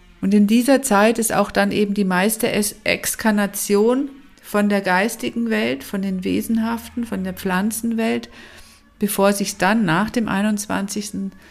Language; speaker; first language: German; native; German